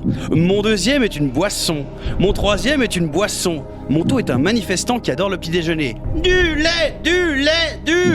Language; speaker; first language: French; native; French